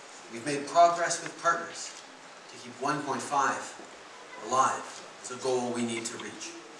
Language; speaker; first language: English; native; English